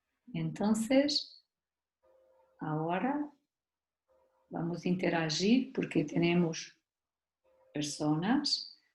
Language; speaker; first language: Spanish; non-native, learner; Portuguese